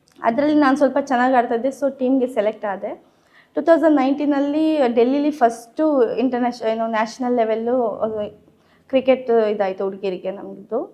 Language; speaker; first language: Kannada; native; Kannada